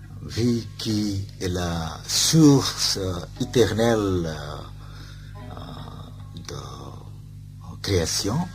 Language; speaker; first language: French; non-native, fluent; Bangla